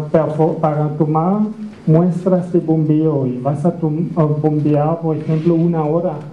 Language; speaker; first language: Spanish; non-native, fluent; German